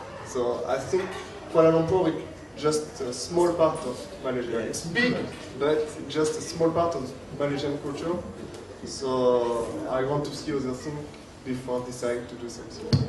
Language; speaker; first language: English; non-native, learner; French